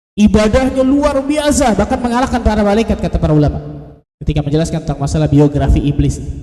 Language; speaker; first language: Indonesian; native; Indonesian